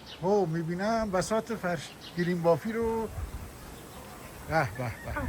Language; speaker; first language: Persian; native; Persian